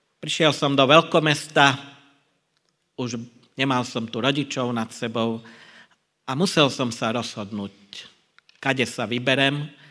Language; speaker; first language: Slovak; non-native, local second language; Hungarian